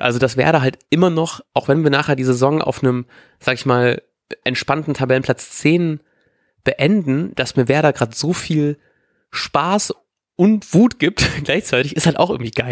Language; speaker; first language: German; native; German